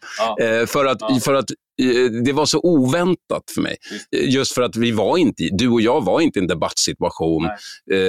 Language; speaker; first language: Swedish; native; Swedish